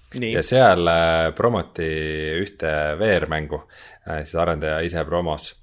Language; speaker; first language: Estonian; native; Estonian